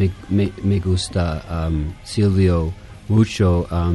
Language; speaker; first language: Spanish; non-native, fluent; English